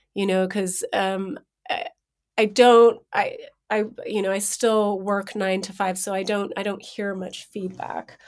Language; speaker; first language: English; native; English